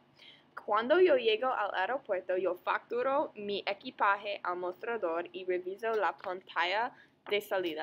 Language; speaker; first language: Spanish; non-native, learner; English